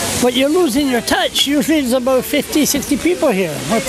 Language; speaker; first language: English; non-native, local second language; French